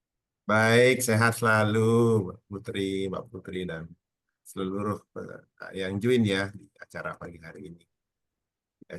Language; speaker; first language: Indonesian; native; Indonesian